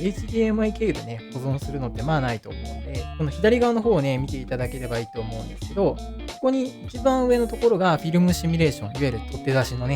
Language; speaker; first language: Japanese; native; Japanese